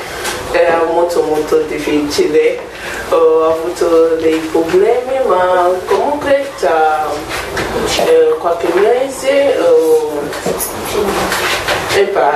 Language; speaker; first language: Italian; non-native, learner; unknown